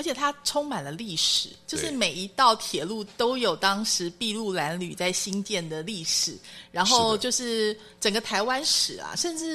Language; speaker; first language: Chinese; native; Chinese